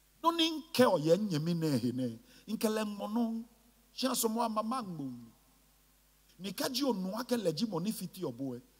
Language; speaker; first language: English; non-native, local second language; Ga